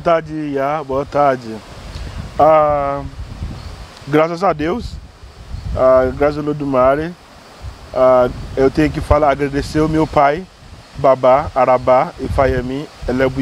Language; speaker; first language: Portuguese; non-native, learner; Yoruba